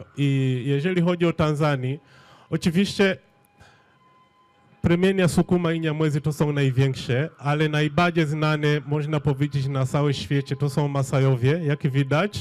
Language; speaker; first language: Polish; non-native, fluent; Swahili